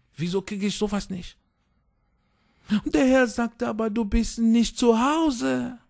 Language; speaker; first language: German; non-native, fluent; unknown